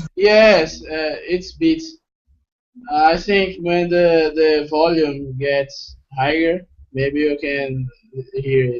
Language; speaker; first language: English; non-native, fluent; Portuguese